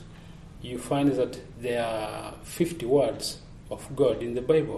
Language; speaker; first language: English; non-native, local second language; Masai